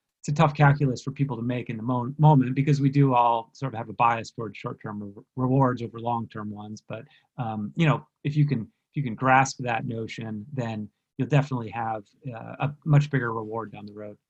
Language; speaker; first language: English; native; English